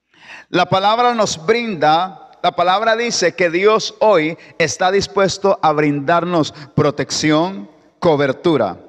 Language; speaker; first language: Spanish; native; Spanish